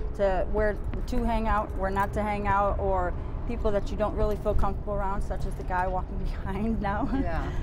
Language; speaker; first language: English; native; English